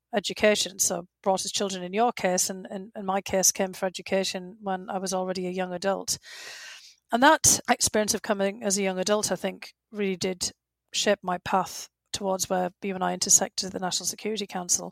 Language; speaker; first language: English; native; English